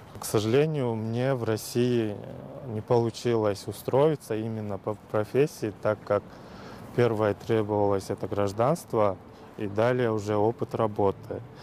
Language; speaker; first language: Russian; non-native, local second language; Kyrgyz